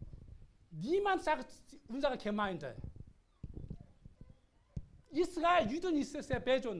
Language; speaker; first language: German; non-native, learner; Korean